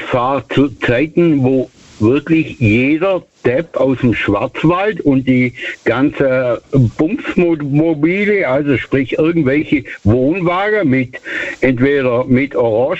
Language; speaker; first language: German; native; German